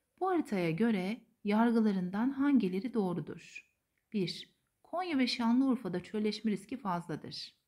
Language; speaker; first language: Turkish; native; Turkish